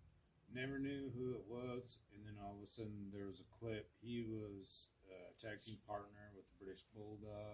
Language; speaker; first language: English; native; English